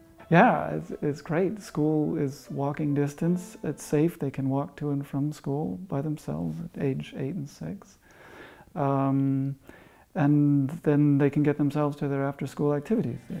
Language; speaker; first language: English; native; English